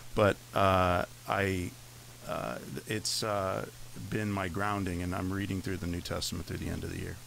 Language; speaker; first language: English; native; English